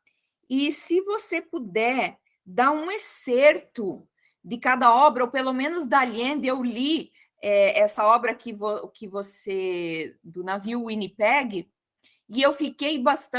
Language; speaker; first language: Portuguese; native; Portuguese